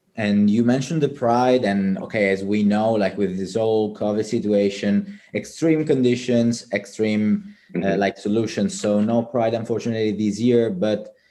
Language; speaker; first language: English; non-native, fluent; Italian